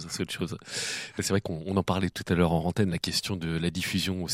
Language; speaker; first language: French; native; French